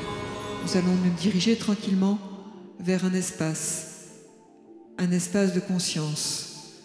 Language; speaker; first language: French; native; French